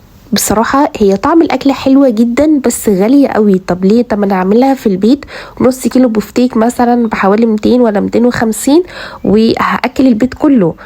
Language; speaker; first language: Arabic; native; Arabic